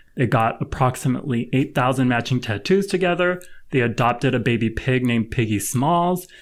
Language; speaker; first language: English; native; English